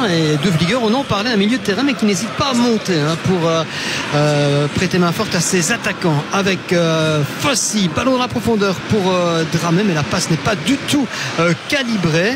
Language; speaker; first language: French; native; French